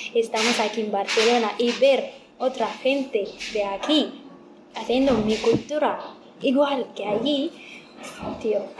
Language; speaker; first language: Spanish; non-native, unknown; Amharic